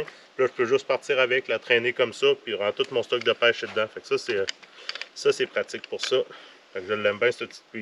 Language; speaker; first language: French; native; French